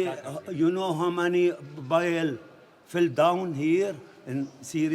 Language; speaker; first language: English; non-native, learner; Arabic